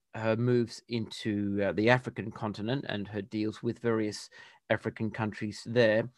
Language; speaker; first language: English; native; English